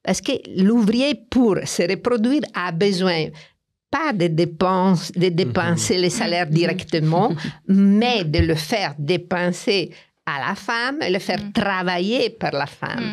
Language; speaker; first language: French; non-native, fluent; Italian